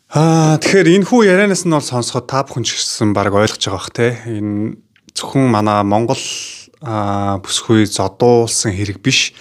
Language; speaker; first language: Mongolian; native; Mongolian